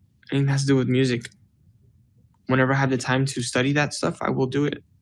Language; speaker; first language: English; early bilingual, other home language; Spanish